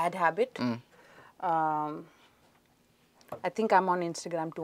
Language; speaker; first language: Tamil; non-native, learner; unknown